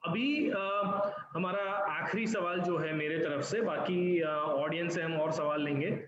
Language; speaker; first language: Hindi; non-native, local second language; Gujarati